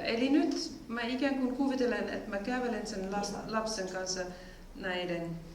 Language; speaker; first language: Finnish; non-native, fluent; German